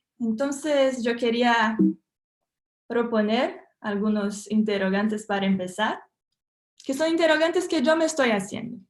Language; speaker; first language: Spanish; non-native, fluent; Portuguese